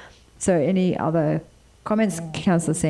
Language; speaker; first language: English; native; English